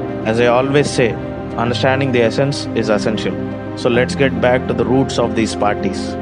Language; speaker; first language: English; non-native, local second language; Telugu